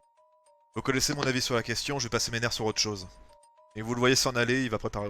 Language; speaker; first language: French; native; French